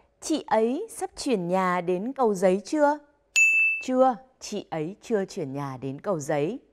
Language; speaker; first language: Vietnamese; native; Vietnamese